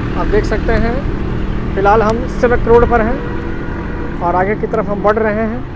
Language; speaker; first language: Hindi; native; Hindi